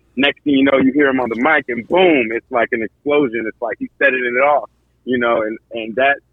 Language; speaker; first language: English; native; English